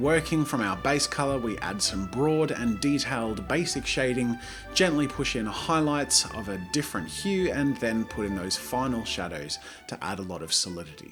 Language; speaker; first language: English; native; English